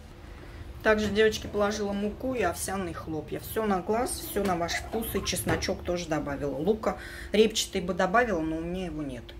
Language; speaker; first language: Russian; native; Russian